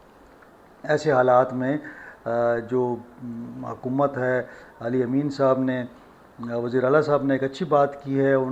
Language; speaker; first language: Urdu; native; Urdu